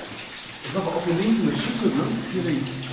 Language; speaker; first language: German; native; German